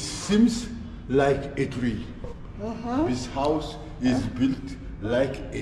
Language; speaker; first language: English; non-native, learner; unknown